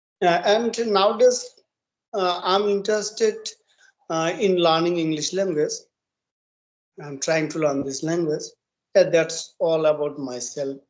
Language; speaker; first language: English; non-native, learner; Bangla